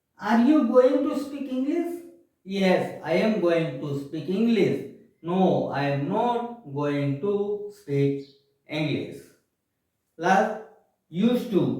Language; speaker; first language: English; non-native, fluent; Gujarati